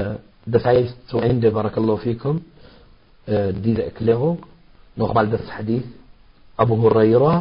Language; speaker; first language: German; non-native, fluent; Arabic